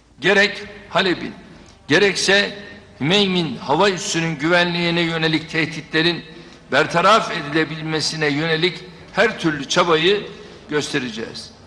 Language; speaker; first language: Turkish; native; Turkish